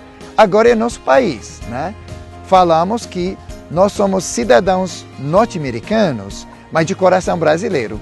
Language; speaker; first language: Portuguese; non-native, fluent; English